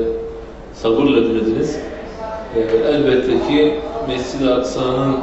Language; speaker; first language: Turkish; native; Turkish